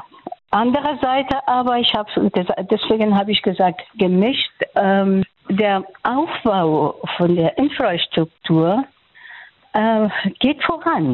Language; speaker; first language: German; non-native, fluent; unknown